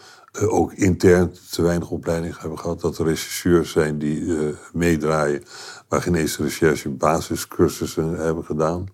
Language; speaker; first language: Dutch; native; Dutch